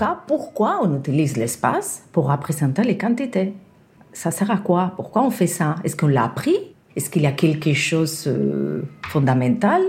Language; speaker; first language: French; non-native, fluent; Spanish